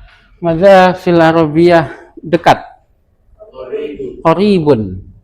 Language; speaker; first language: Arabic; non-native, fluent; Indonesian